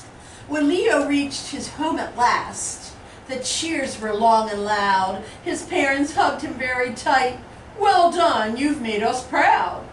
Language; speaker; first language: English; native; English